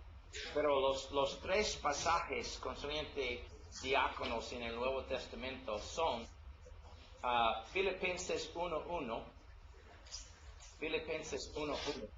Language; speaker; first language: Spanish; non-native, learner; English